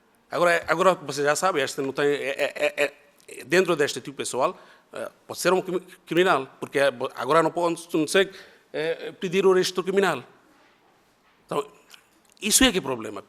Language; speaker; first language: Portuguese; non-native, learner; Bangla